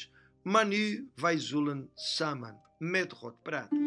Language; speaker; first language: Dutch; non-native, fluent; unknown